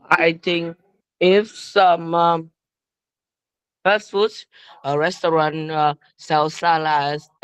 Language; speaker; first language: English; non-native, learner; Vietnamese